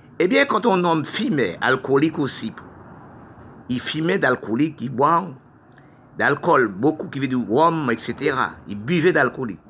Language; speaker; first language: French; non-native, local second language; Haitian Creole